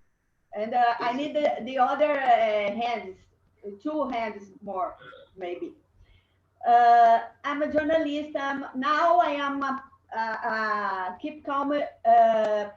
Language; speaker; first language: English; non-native, learner; Portuguese